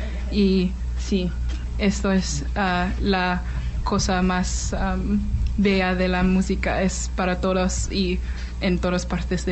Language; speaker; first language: Spanish; non-native, learner; English